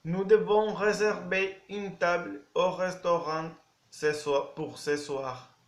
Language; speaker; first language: French; non-native, fluent; Spanish